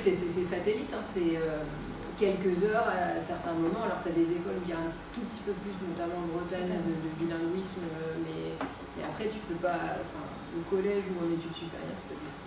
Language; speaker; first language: French; native; French